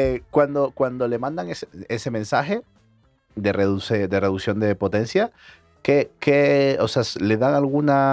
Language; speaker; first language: Spanish; native; Spanish